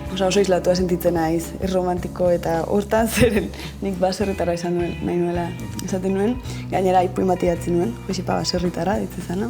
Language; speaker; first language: Basque; native; Basque